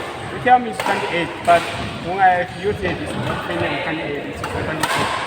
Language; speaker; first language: English; non-native, learner; Filipino